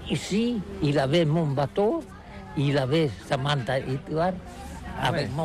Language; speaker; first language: French; non-native, learner; Catalan